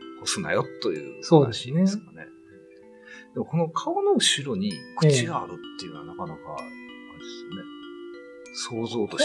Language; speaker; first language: Japanese; native; Japanese